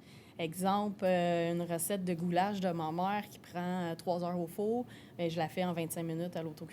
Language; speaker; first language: French; native; French